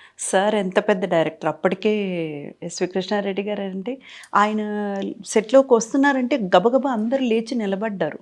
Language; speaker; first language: Telugu; native; Telugu